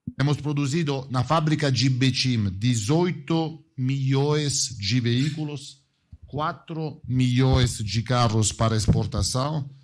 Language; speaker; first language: Portuguese; non-native, fluent; Italian